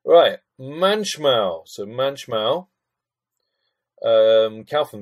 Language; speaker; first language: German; non-native, fluent; English